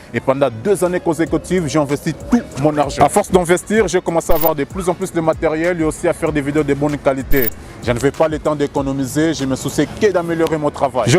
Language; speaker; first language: French; non-native, fluent; Portuguese